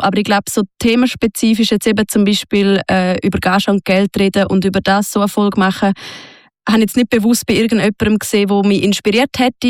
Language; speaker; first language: German; native; German